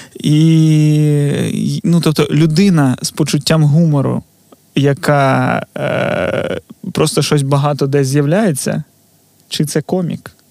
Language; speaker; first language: Ukrainian; non-native, local second language; Russian